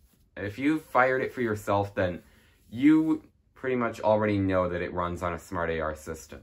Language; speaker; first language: English; native; English